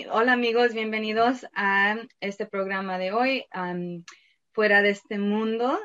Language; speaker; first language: Spanish; early bilingual, heritage; Spanish